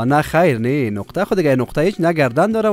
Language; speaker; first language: Persian; native; Persian